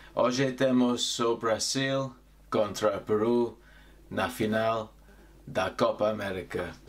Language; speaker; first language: Portuguese; non-native, learner; English